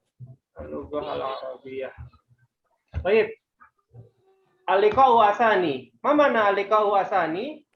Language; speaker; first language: Arabic; non-native, fluent; Indonesian